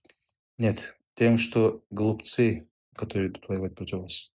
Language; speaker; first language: Russian; non-native, local second language; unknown